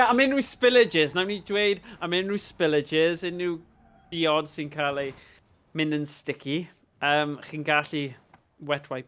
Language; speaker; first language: Welsh; native; Welsh